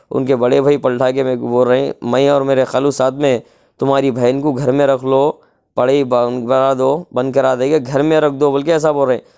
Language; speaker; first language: Hindi; non-native, local second language; Urdu